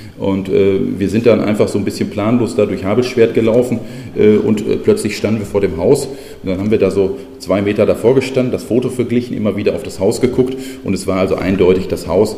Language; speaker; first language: German; native; German